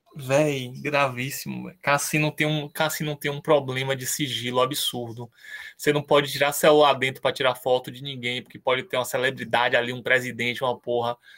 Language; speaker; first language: Portuguese; native; Portuguese